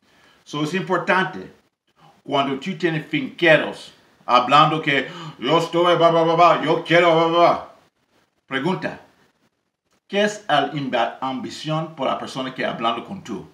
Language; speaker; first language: Spanish; non-native, learner; English